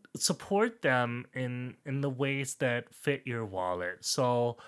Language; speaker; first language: English; non-native, fluent; German